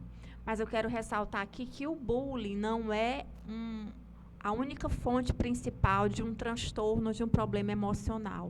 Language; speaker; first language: Portuguese; native; Portuguese